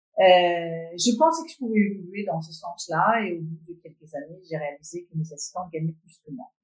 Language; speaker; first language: French; non-native, fluent; Danish